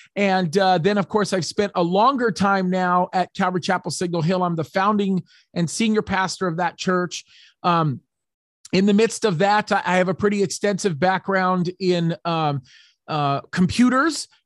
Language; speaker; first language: English; early bilingual, other home language; Arabic